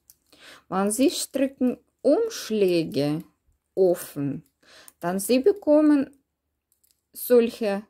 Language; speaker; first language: German; non-native, learner; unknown